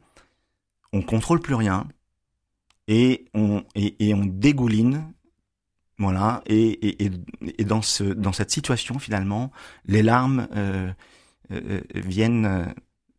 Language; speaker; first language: French; native; French